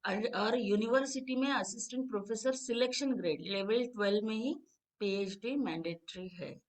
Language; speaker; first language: Hindi; non-native, local second language; Marathi